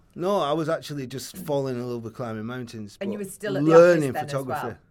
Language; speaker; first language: English; native; English